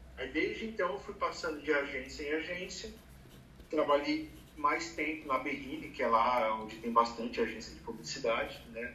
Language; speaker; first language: Portuguese; native; Portuguese